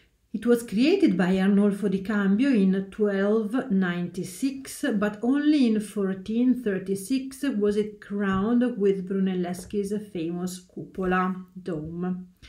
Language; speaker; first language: English; non-native, fluent; Italian